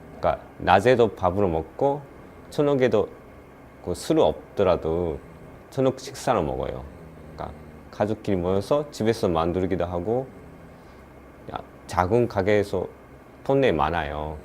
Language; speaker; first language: Korean; non-native, learner; Japanese